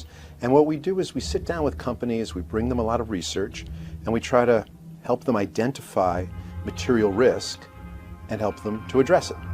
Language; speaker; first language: English; native; English